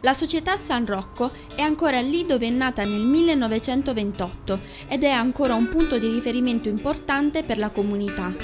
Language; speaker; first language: Italian; native; Italian